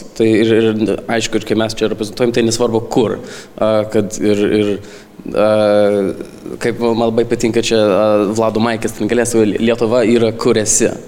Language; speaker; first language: Lithuanian; early bilingual, heritage; Lithuanian